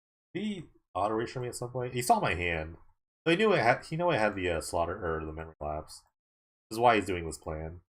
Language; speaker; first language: English; native; English